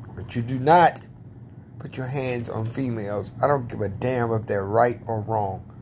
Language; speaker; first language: English; native; English